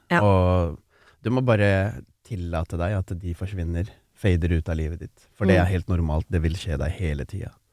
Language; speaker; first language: Norwegian; early bilingual, other home language; Tamil